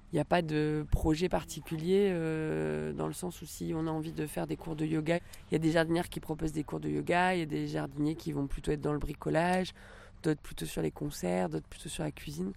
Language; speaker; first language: French; native; French